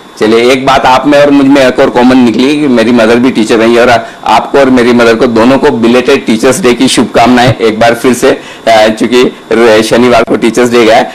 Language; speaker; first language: Hindi; native; Hindi